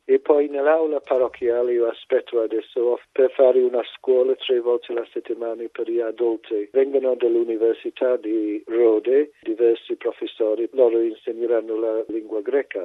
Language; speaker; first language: Italian; non-native, fluent; English